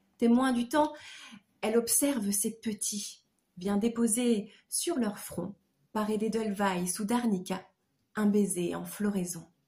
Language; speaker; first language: French; native; French